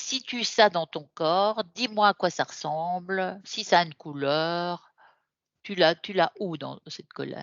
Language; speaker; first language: French; native; French